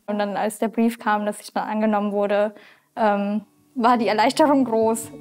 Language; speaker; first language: German; native; German